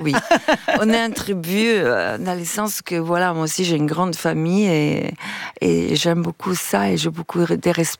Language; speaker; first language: French; non-native, fluent; Italian